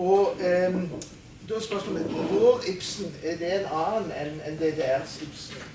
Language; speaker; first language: Norwegian; native; Norwegian